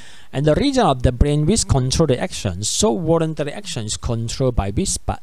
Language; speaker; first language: English; non-native, local second language; Chinese